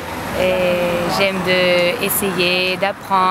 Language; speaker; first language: French; non-native, learner; Spanish